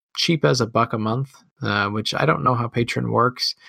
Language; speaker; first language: English; native; English